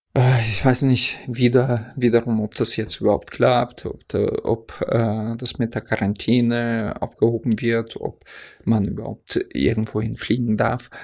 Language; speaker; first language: German; non-native, fluent; Russian